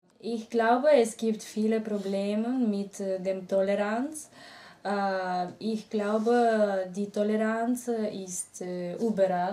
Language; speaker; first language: German; non-native, learner; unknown